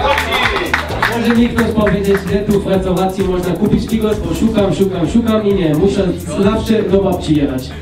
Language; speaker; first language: Polish; early bilingual, heritage; Polish